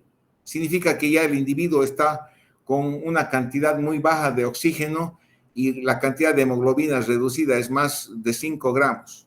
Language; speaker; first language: Spanish; native; Spanish